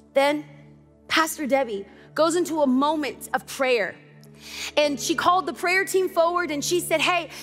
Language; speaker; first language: English; native; English